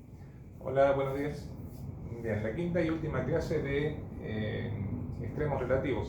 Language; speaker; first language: Spanish; native; Spanish